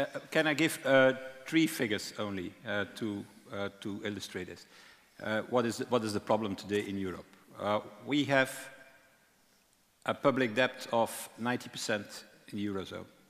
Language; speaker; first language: English; non-native, fluent; Dutch